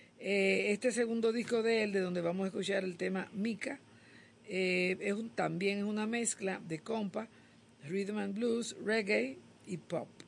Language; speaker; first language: Spanish; native; Spanish